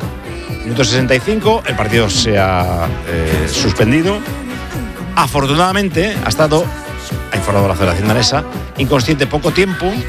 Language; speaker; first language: Spanish; native; Spanish